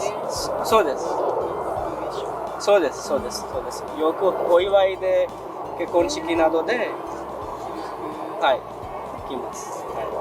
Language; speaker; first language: Japanese; non-native, fluent; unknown